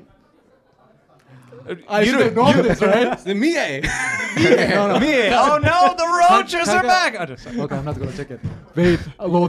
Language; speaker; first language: English; non-native, fluent; Turkish